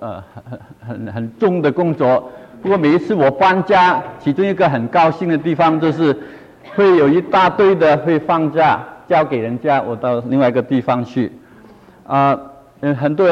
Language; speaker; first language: Chinese; non-native, local second language; Cantonese